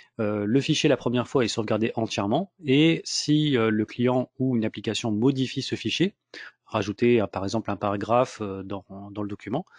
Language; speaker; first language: French; native; French